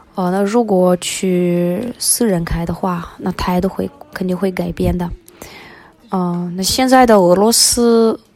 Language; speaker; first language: Chinese; early bilingual, other home language; Russian